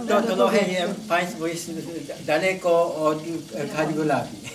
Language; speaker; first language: Polish; non-native, learner; Japanese